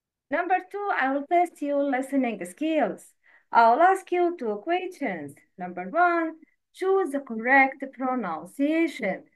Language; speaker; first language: English; non-native, learner; Arabic